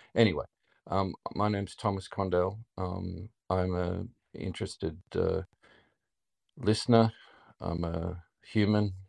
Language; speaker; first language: English; native; English